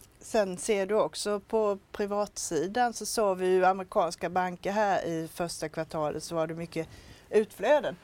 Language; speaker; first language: Swedish; native; Swedish